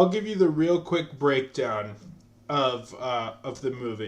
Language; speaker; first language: English; native; English